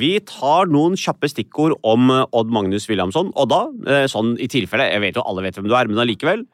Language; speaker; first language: Norwegian; early bilingual, other home language; Urdu